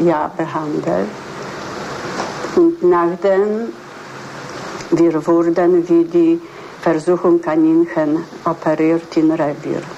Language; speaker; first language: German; non-native, learner; Polish